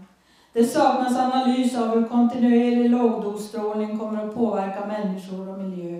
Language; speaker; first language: Swedish; native; Swedish